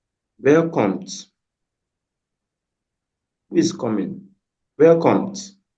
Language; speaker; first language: German; non-native, fluent; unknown